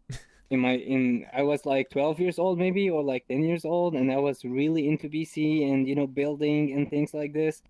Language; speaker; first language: English; non-native, fluent; Arabic